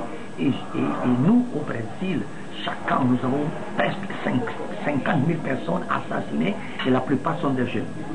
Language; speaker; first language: French; non-native, fluent; Italian